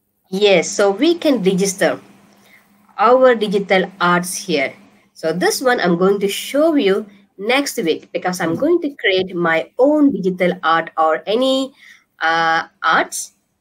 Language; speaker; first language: English; non-native, local second language; Tamil